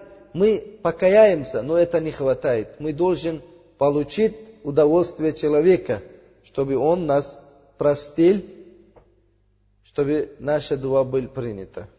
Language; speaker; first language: Russian; non-native, learner; Uzbek